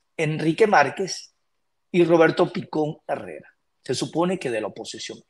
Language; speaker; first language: Spanish; native; Spanish